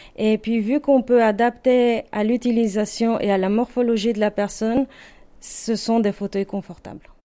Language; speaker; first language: French; non-native, fluent; Spanish